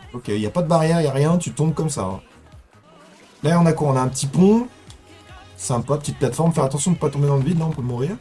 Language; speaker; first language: French; native; French